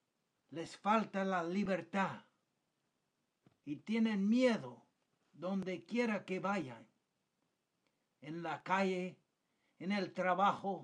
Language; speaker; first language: Spanish; non-native, fluent; English